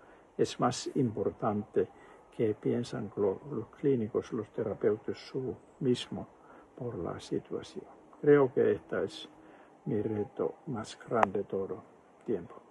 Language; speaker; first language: Spanish; non-native, fluent; Finnish